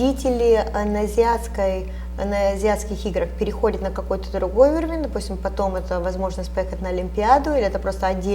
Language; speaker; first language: Russian; native; Russian